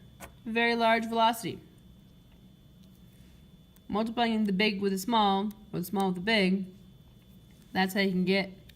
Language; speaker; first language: English; native; English